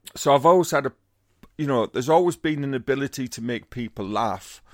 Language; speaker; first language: English; native; English